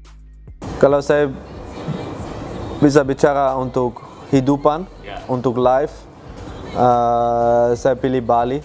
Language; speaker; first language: Indonesian; non-native, fluent; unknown